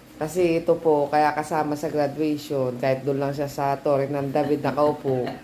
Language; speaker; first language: Filipino; native; Filipino